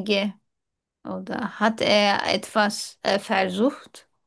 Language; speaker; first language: German; non-native, learner; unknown